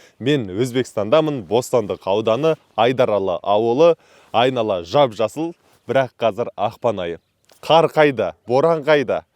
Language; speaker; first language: Kazakh; native; Kazakh